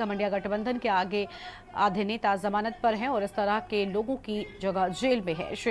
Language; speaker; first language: Hindi; native; Hindi